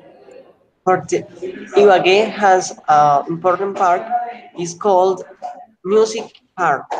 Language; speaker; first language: English; non-native, learner; Spanish